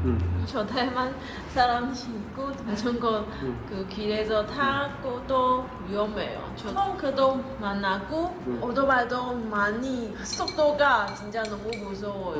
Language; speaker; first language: Korean; non-native, learner; Chinese